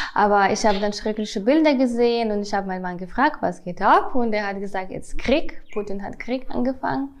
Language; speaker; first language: German; non-native, fluent; Russian